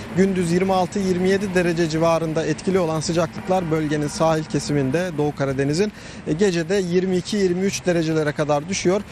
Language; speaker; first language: Turkish; native; Turkish